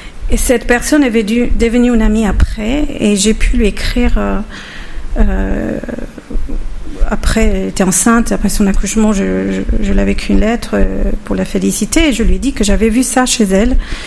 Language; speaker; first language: French; non-native, fluent; Spanish